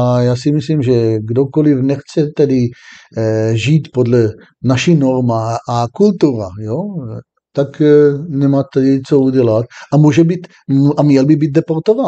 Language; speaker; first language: Czech; non-native, fluent; Hebrew